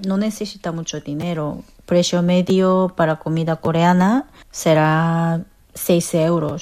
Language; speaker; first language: Spanish; non-native, fluent; Korean